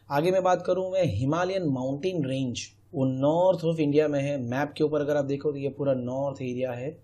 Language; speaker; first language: Hindi; non-native, local second language; Gujarati